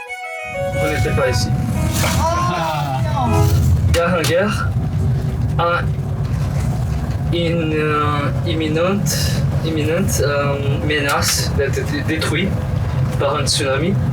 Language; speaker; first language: French; non-native, learner; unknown